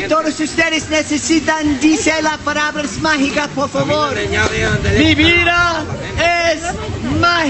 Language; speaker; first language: Spanish; non-native, learner; English